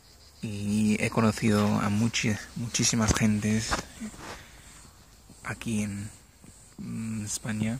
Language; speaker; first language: Spanish; non-native, learner; English